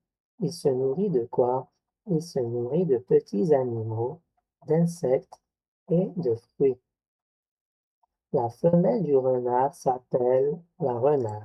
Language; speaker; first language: French; non-native, local second language; Arabic